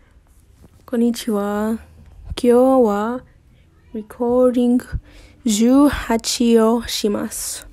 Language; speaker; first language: Japanese; non-native, learner; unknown